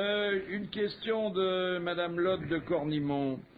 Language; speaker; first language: French; native; French